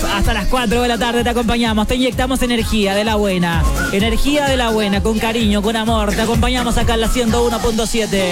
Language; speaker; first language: Spanish; native; Spanish